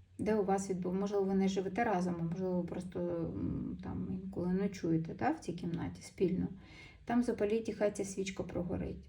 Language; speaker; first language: Ukrainian; non-native, local second language; Russian